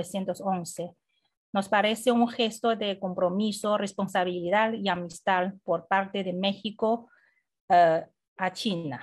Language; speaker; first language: Spanish; non-native, fluent; Chinese